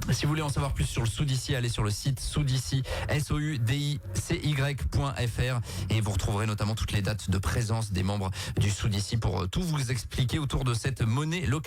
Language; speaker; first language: French; native; French